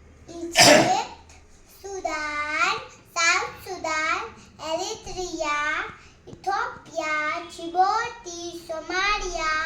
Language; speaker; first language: English; non-native, learner; Gujarati